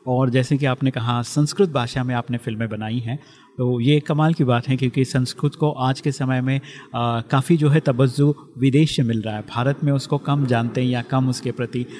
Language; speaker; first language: Hindi; native; Hindi